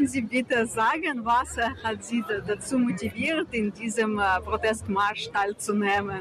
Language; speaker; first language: German; non-native, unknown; Ukrainian